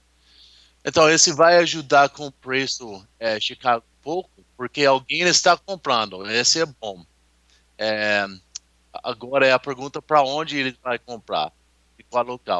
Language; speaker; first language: Portuguese; non-native, learner; English